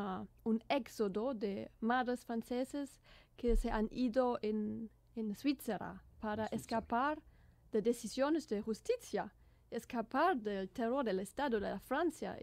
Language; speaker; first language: Spanish; non-native, learner; German